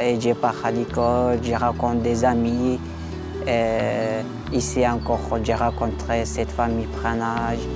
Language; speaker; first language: French; non-native, learner; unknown